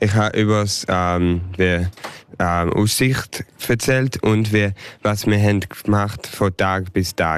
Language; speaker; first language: German; early bilingual, heritage; English